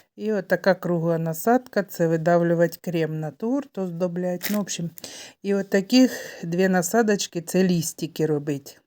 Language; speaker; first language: Ukrainian; native; Ukrainian